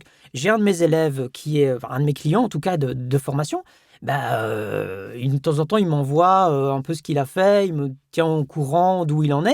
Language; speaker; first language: French; native; French